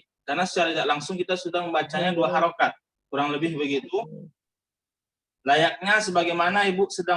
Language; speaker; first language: Indonesian; native; Indonesian